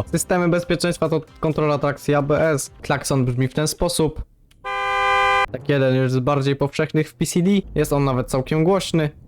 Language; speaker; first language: Polish; native; Polish